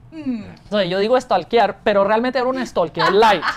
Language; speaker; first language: Spanish; non-native, fluent; English